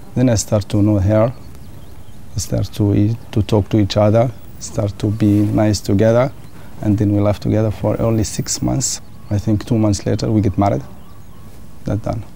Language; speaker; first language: English; non-native, learner; Arabic